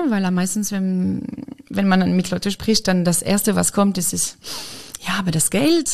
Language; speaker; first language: German; non-native, fluent; French